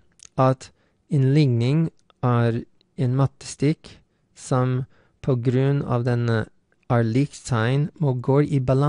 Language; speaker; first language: Norwegian; non-native, fluent; English